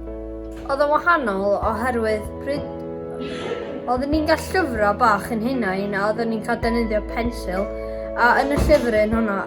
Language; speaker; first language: Welsh; native; Welsh